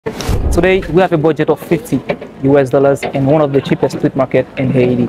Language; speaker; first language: English; non-native, fluent; Haitian Creole